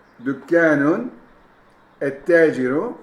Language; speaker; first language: Arabic; non-native, fluent; Turkish